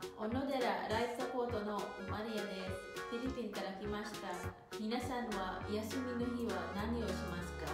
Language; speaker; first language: Japanese; non-native, learner; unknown